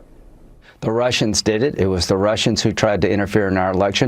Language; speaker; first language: English; native; English